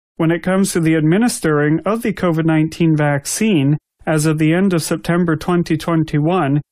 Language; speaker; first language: English; native; English